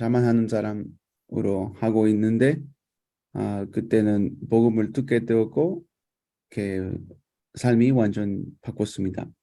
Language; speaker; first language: Korean; non-native, fluent; Spanish